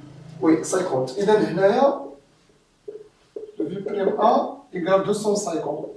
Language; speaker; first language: Arabic; native; Arabic